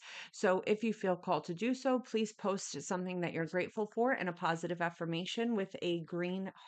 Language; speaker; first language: English; native; English